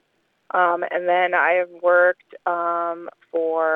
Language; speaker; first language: English; native; English